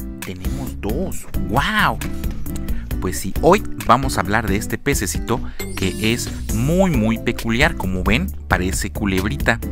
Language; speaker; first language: Spanish; native; Spanish